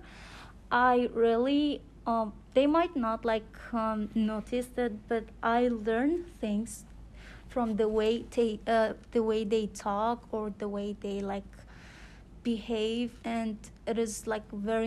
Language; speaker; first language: English; non-native, fluent; Persian